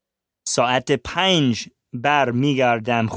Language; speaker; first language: Persian; non-native, learner; English